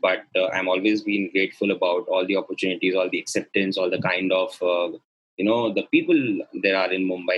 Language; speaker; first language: English; non-native, local second language; Gujarati